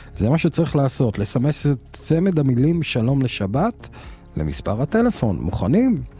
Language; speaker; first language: Hebrew; native; Hebrew